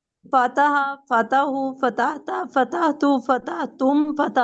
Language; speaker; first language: Arabic; non-native, learner; Urdu